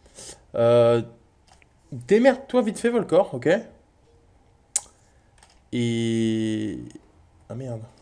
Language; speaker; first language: French; native; French